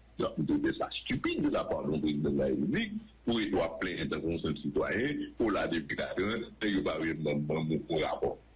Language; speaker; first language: French; non-native, local second language; Haitian Creole